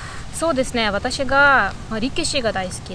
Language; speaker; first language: Japanese; non-native, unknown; Bashkir